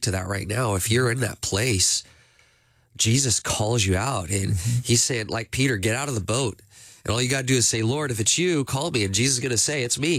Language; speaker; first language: English; native; English